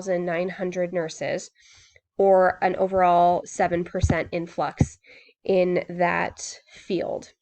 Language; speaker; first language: English; native; English